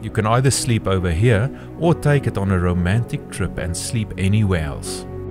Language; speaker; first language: English; non-native, local second language; Afrikaans